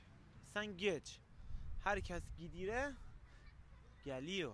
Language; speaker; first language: Turkish; non-native, learner; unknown